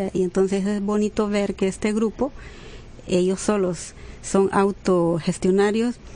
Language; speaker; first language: Spanish; native; Spanish